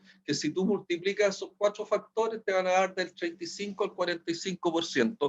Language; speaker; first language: Spanish; native; Spanish